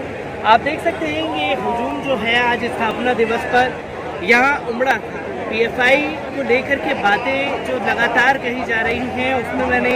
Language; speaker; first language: Hindi; native; Hindi